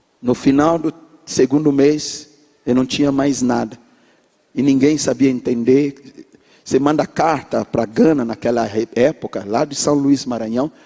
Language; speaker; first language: Portuguese; non-native, fluent; English